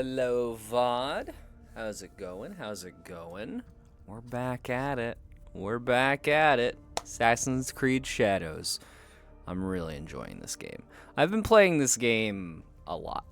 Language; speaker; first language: English; native; English